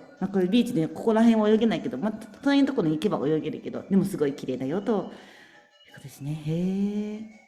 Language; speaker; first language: Japanese; native; Japanese